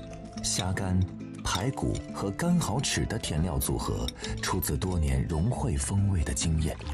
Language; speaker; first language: Chinese; native; Chinese